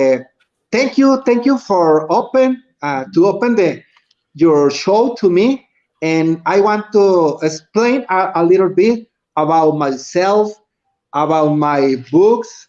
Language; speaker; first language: English; non-native, learner; Spanish